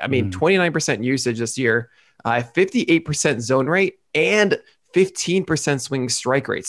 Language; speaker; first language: English; native; English